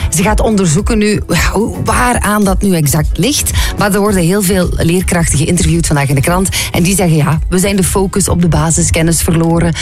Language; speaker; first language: Dutch; native; Dutch